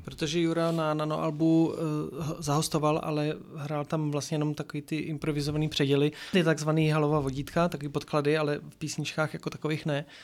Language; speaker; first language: Czech; native; Czech